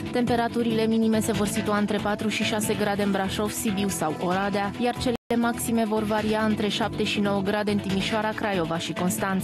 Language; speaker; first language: Romanian; native; Romanian